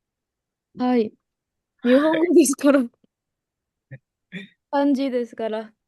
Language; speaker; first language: Japanese; non-native, learner; Indonesian